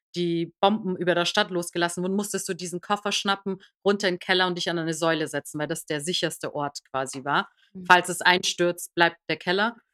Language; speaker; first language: German; early bilingual, other home language; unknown